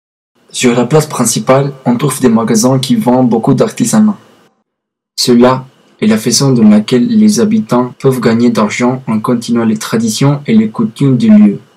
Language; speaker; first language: French; non-native, learner; Spanish